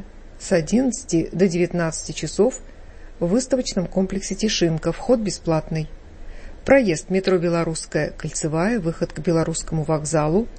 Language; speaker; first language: Russian; native; Russian